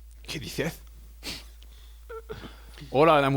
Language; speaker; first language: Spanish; non-native, learner; French